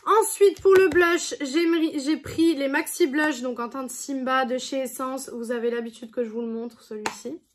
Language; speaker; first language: French; native; French